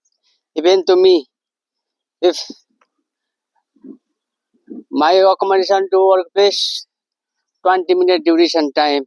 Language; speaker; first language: English; non-native, learner; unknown